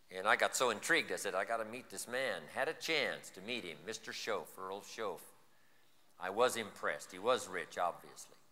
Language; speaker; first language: English; native; English